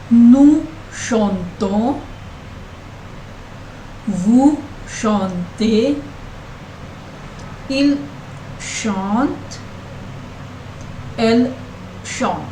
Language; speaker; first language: French; non-native, learner; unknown